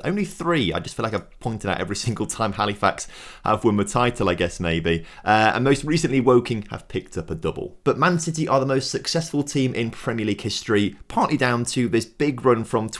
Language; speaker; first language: English; native; English